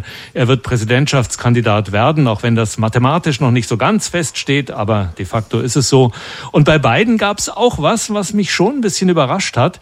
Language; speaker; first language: German; native; German